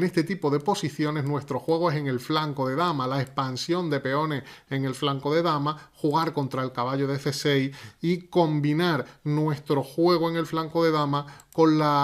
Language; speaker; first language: Spanish; native; Spanish